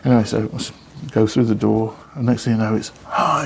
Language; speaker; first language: English; native; English